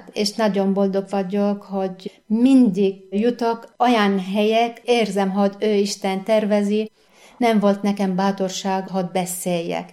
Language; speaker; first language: Hungarian; non-native, learner; Arabic